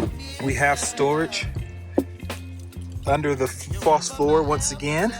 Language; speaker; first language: English; native; English